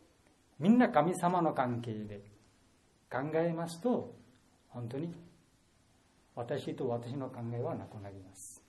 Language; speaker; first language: Japanese; non-native, learner; Bangla